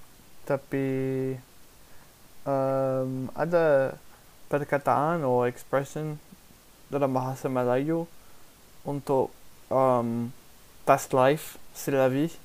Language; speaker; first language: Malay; non-native, learner; English